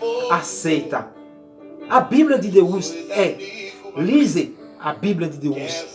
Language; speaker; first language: Portuguese; non-native, learner; Haitian Creole